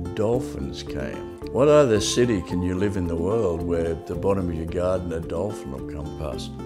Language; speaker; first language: English; native; English